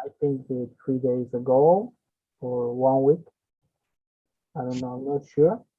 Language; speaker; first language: English; non-native, learner; Spanish